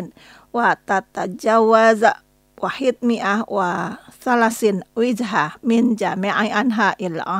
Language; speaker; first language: Arabic; non-native, fluent; Indonesian